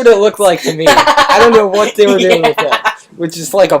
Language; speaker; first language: English; native; English